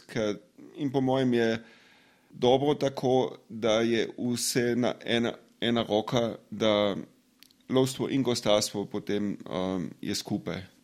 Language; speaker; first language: Slovenian; non-native, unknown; German